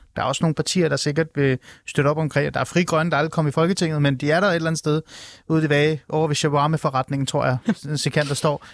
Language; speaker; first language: Danish; early bilingual, other home language; Persian